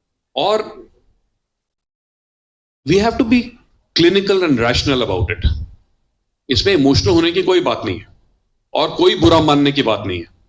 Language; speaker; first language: Hindi; native; Hindi